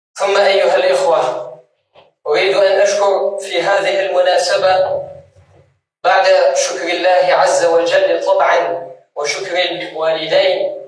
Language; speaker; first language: Arabic; non-native, fluent; French